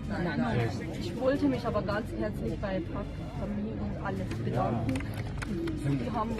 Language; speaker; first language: German; non-native, fluent; Urdu